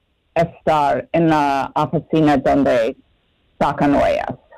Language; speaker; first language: Spanish; non-native, fluent; English